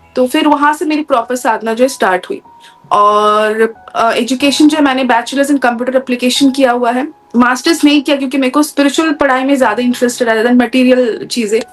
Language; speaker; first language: Hindi; non-native, local second language; Bangla